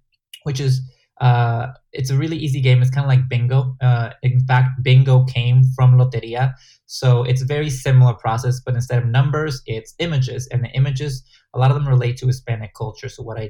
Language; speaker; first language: English; non-native, fluent; Spanish